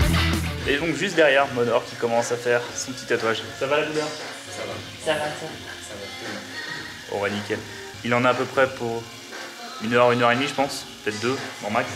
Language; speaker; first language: French; native; French